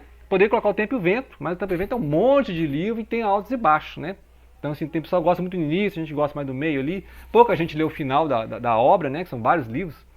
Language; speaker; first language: Portuguese; native; Portuguese